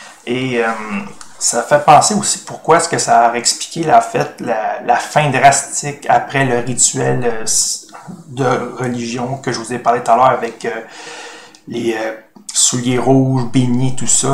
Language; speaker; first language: French; native; French